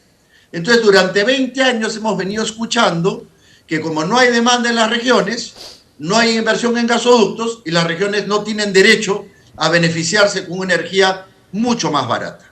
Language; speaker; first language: Spanish; native; Spanish